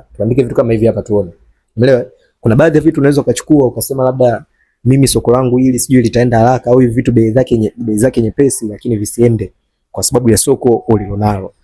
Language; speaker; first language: Swahili; native; Swahili